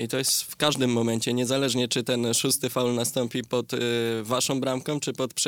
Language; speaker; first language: Polish; native; Polish